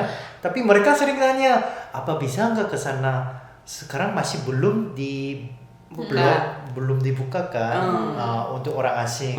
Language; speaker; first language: Indonesian; non-native, fluent; Korean